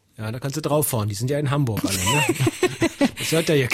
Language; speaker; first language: German; native; German